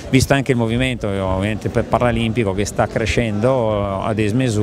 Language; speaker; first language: Italian; native; Italian